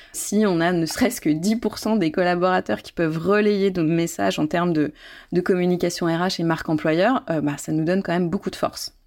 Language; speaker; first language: French; native; French